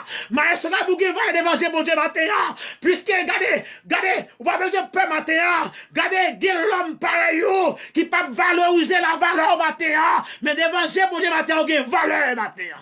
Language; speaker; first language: French; non-native, learner; Haitian Creole